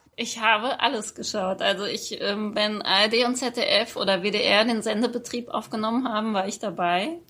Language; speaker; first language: German; early bilingual, other home language; Persian